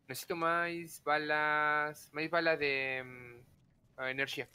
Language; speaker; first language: Portuguese; non-native, learner; Spanish